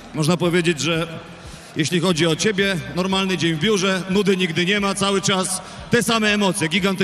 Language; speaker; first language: Polish; native; Polish